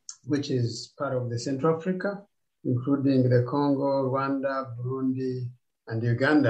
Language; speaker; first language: English; non-native, local second language; Kinyarwanda